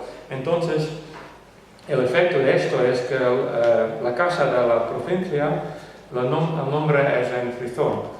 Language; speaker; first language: Spanish; non-native, fluent; Western Frisian